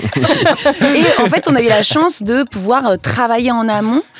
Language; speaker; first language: French; native; French